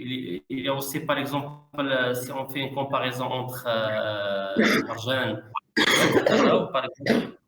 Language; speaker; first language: French; non-native, learner; Arabic